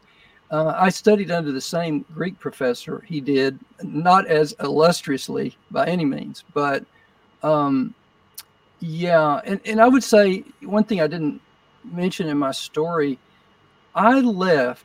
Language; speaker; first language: English; native; English